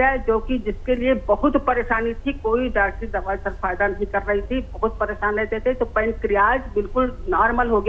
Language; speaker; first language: Hindi; native; Hindi